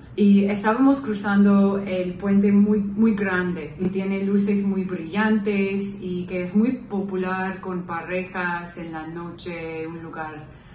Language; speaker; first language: Spanish; non-native, fluent; English